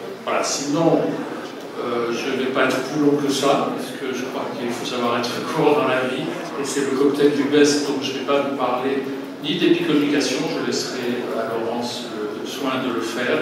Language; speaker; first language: French; native; French